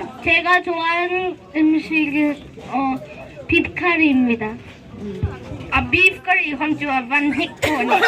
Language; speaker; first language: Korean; early bilingual, other home language; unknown